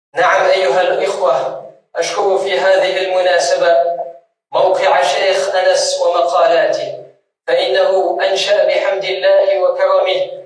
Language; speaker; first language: Arabic; non-native, fluent; French